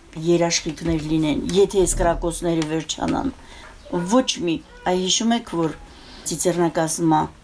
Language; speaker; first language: Armenian; native; Armenian